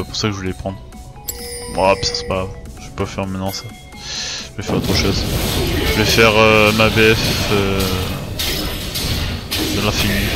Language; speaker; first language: French; native; French